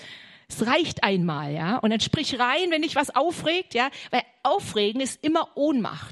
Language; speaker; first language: German; native; German